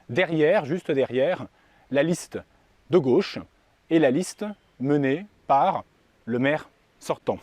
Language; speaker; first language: French; native; French